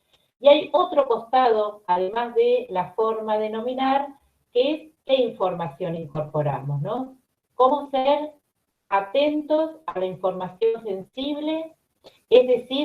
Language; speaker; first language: Spanish; native; Spanish